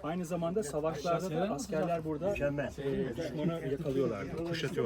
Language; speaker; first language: Turkish; native; Turkish